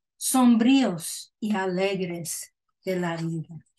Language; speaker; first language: Spanish; early bilingual, heritage; Spanish